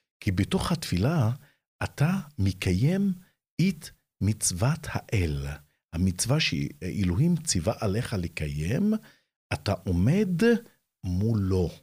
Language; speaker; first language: Hebrew; non-native, local second language; Arabic